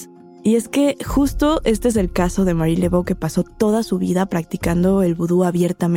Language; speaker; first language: Spanish; native; Spanish